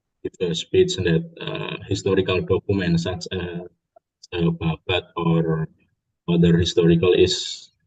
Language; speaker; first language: English; non-native, learner; Indonesian